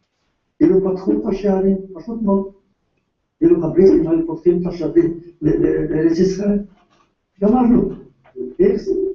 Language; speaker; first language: Hebrew; non-native, fluent; Yiddish